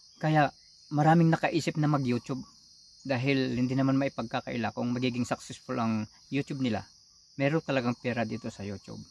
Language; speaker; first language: Filipino; non-native, local second language; Iloko